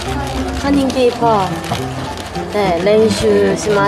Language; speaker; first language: Japanese; non-native, learner; Korean